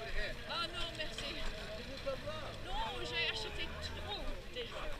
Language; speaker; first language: French; non-native, learner; English